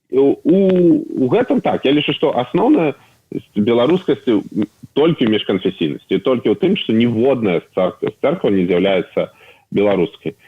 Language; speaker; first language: Belarusian; non-native, local second language; Russian